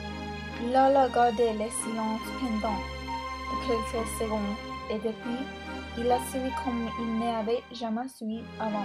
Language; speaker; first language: French; non-native, learner; English